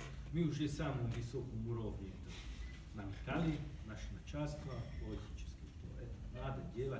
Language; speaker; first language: Russian; non-native, learner; Hungarian